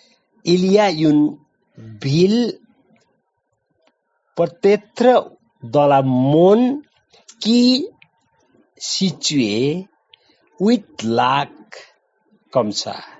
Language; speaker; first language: French; non-native, learner; Nepali